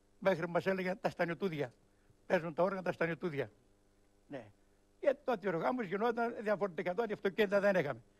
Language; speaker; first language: Greek; native; Greek